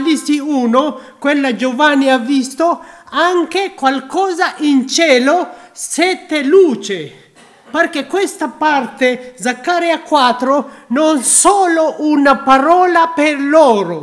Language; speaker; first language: Italian; non-native, learner; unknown